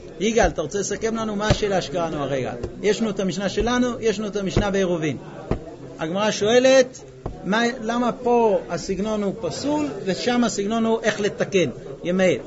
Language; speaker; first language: Hebrew; non-native, fluent; English